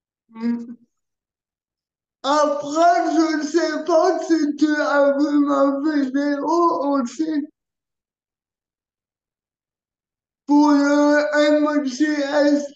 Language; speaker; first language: French; early bilingual, other home language; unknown